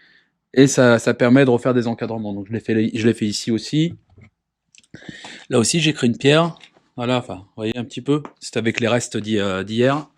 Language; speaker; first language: French; native; French